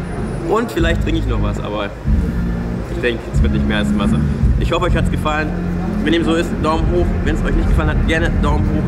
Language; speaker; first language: German; native; German